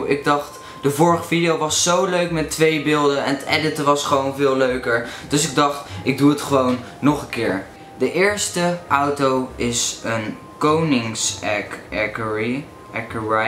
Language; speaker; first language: Dutch; native; Dutch